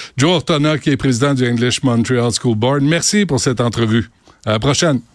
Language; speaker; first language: French; native; French